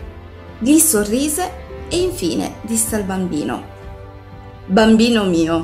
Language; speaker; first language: Italian; native; Italian